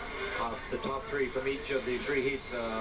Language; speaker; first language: English; native; English